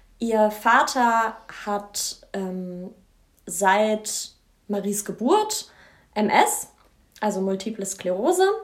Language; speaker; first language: German; native; German